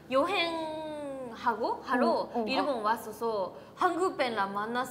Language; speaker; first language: Korean; non-native, learner; Japanese